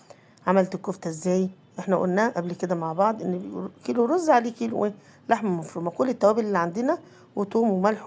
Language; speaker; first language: Arabic; native; Arabic